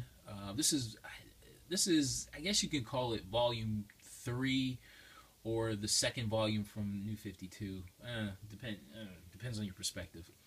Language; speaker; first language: English; native; English